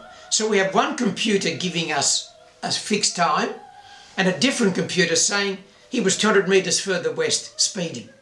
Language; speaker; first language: English; native; English